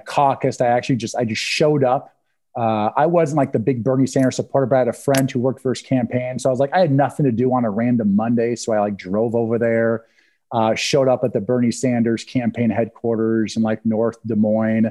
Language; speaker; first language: English; native; English